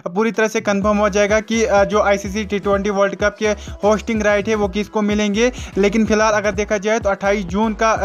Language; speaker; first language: Hindi; native; Hindi